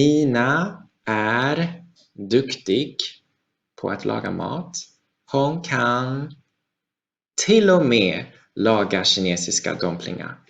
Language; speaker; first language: Swedish; non-native, fluent; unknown